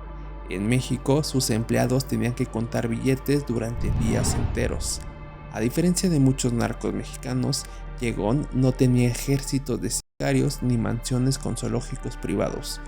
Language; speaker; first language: Spanish; native; Spanish